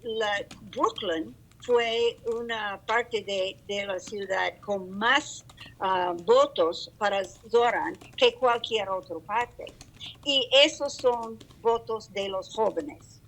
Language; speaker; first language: Spanish; non-native, learner; English